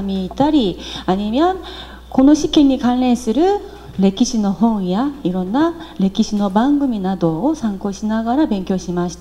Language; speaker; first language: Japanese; non-native, fluent; Korean